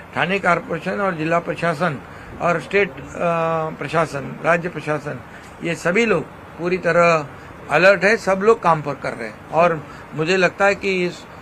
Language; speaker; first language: Hindi; non-native, local second language; Marathi